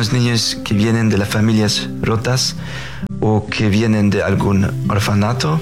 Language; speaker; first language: Spanish; non-native, fluent; Faroese